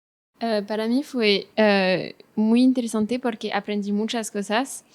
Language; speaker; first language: Spanish; non-native, fluent; French